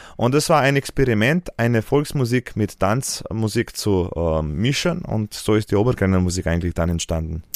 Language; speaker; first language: German; non-native, fluent; Slovenian